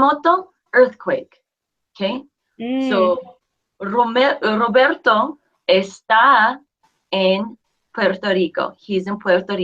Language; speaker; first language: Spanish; non-native, fluent; English